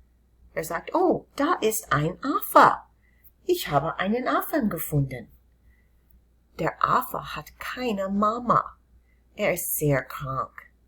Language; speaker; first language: German; non-native, fluent; English